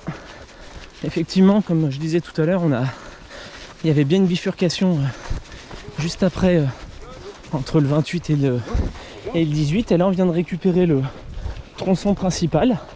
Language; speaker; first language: French; native; French